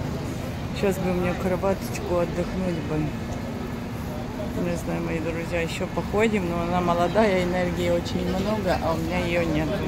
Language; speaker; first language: Russian; native; Russian